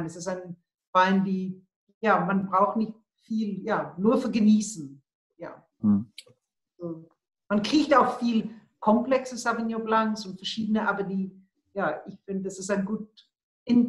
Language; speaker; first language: German; non-native, learner; Afrikaans